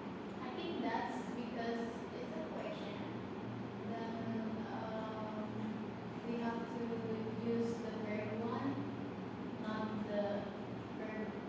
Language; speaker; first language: English; non-native, learner; Indonesian